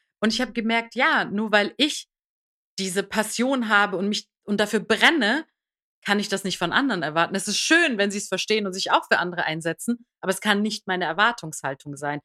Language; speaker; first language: German; early bilingual, other home language; Persian